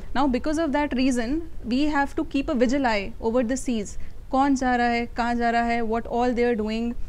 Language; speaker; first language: Hindi; native; Hindi